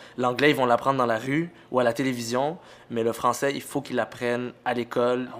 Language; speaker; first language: French; early bilingual, other home language; Arabic